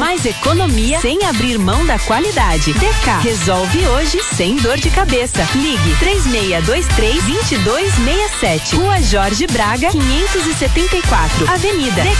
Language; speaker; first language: Portuguese; native; Portuguese